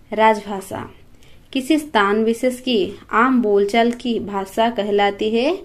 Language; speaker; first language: Hindi; native; Hindi